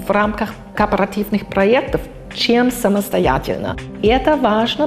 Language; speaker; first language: Russian; non-native, fluent; German